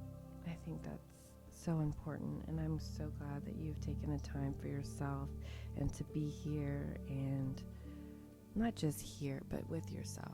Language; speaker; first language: English; native; English